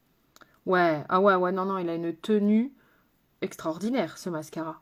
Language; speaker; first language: French; native; French